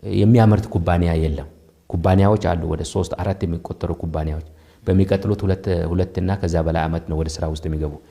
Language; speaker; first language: Amharic; non-native, local second language; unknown